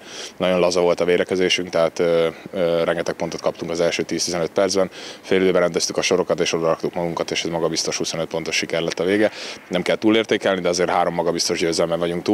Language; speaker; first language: Hungarian; native; Hungarian